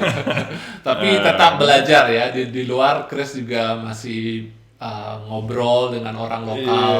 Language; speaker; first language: Indonesian; native; Indonesian